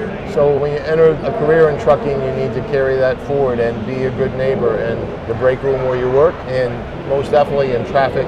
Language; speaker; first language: English; native; English